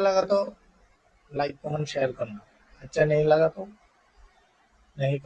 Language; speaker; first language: Hindi; non-native, learner; Bangla